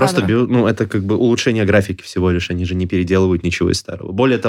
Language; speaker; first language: Russian; native; Russian